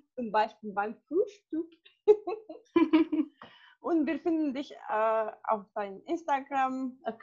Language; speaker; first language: German; non-native, fluent; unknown